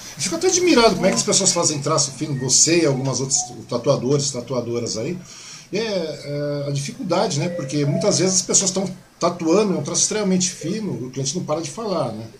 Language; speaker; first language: Portuguese; native; Portuguese